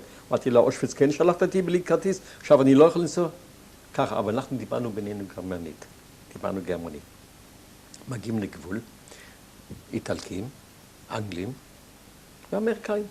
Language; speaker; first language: Hebrew; non-native, fluent; German